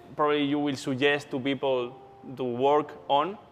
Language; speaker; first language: English; non-native, learner; Spanish